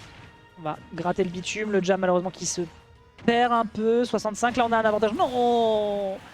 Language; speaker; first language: French; native; French